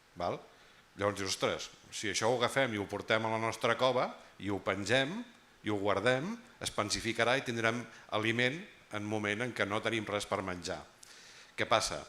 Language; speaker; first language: Catalan; native; Catalan